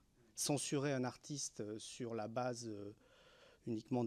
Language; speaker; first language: French; native; French